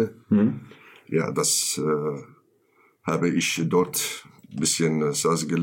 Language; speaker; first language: German; non-native, learner; Kurdish